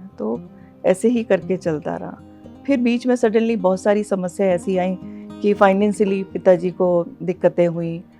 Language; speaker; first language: Hindi; non-native, local second language; Assamese